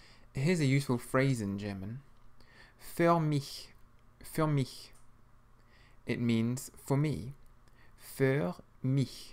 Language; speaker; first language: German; non-native, fluent; English